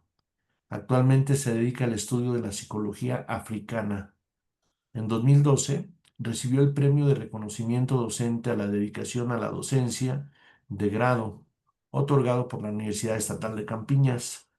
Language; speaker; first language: Spanish; native; Spanish